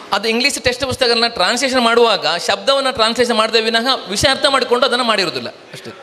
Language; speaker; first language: Kannada; non-native, local second language; Marathi